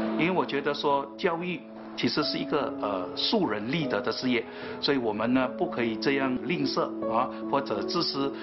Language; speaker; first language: Chinese; native; Chinese